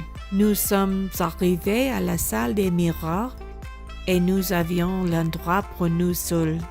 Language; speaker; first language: French; non-native, learner; English